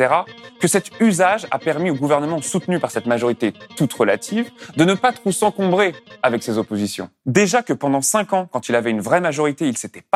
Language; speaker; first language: French; native; French